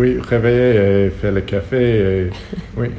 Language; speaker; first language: French; non-native, learner; Hebrew